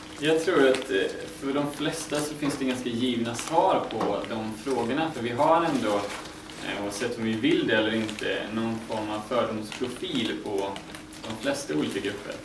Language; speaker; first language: Swedish; native; Swedish